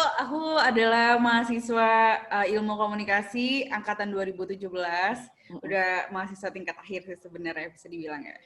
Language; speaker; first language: Indonesian; native; Indonesian